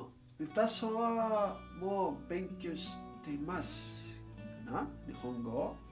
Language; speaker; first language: Japanese; non-native, learner; English